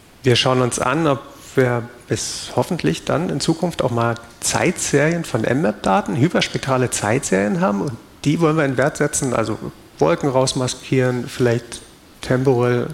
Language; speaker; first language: German; native; German